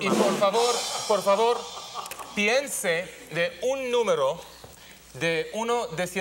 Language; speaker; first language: Spanish; non-native, learner; Hebrew